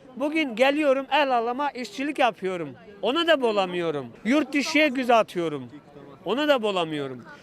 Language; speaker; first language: Turkish; native; Turkish